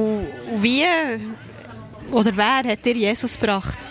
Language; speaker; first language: German; native; German